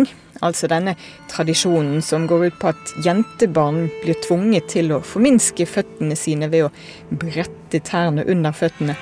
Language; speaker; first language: Norwegian; native; Norwegian